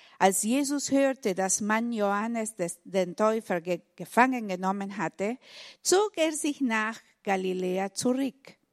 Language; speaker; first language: German; non-native, learner; Spanish